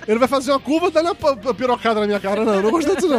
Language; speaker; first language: Portuguese; native; Portuguese